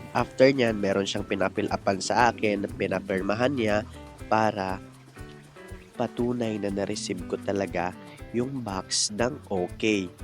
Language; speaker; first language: Filipino; non-native, local second language; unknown